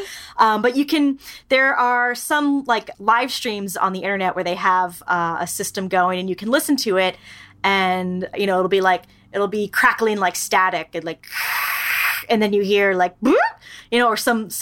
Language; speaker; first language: English; native; English